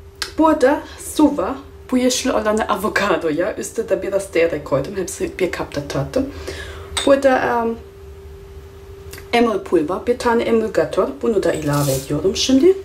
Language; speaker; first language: Turkish; non-native, fluent; German